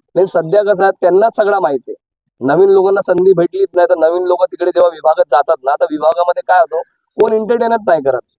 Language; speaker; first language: Marathi; non-native, local second language; Hindi